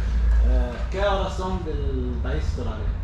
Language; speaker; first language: Spanish; non-native, learner; Arabic